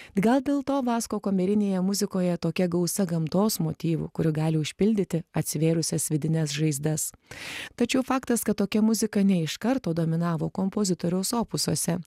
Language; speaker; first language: Lithuanian; native; Lithuanian